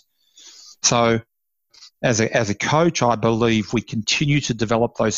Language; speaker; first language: English; native; English